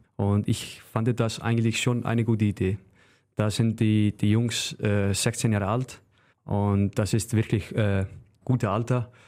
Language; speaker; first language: German; non-native, learner; Icelandic